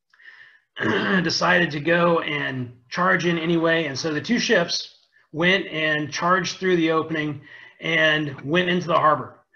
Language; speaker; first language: English; native; English